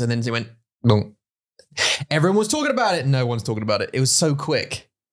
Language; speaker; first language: English; native; English